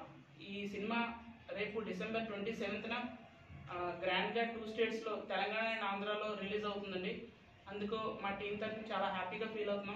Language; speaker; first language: Telugu; native; Telugu